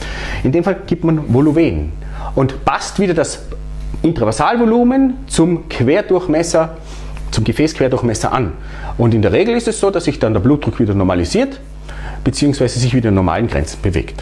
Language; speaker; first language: German; native; German